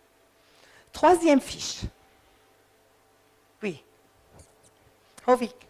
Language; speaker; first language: French; non-native, fluent; Arabic